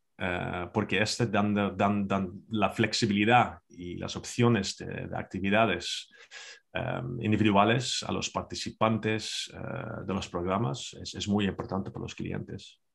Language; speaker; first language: Spanish; non-native, fluent; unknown